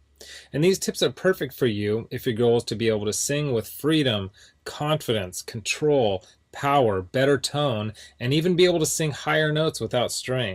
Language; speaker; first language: English; native; English